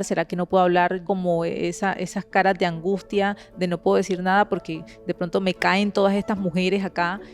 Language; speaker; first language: Spanish; native; Spanish